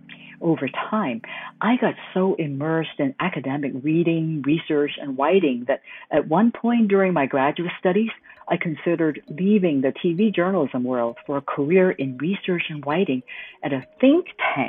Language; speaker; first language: English; non-native, local second language; Cantonese